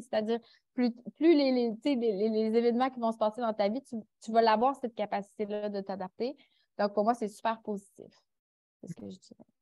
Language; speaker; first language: French; native; French